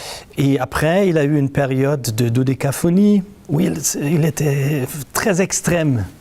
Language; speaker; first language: French; non-native, fluent; German